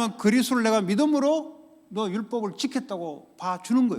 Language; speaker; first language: Korean; native; Korean